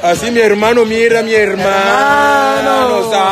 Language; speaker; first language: Spanish; non-native, fluent; French